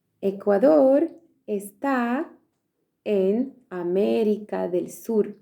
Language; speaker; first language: Spanish; non-native, fluent; Polish